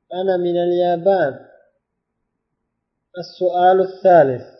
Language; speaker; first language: Arabic; non-native, fluent; Uzbek